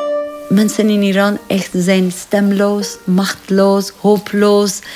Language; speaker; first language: Dutch; non-native, fluent; Persian